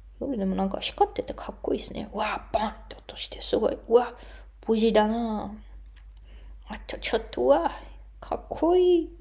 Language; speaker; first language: Japanese; non-native, fluent; German